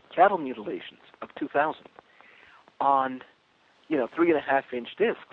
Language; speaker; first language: English; early bilingual, other home language; Spanish